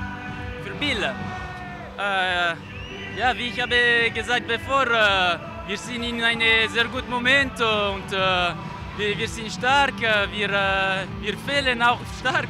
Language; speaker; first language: German; non-native, learner; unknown